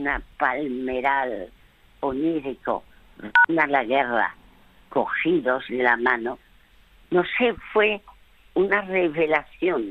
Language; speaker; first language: Spanish; early bilingual, other home language; French